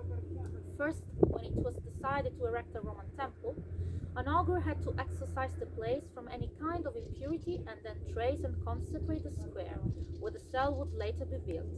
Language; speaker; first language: English; non-native, fluent; Italian